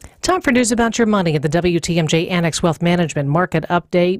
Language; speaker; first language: English; native; English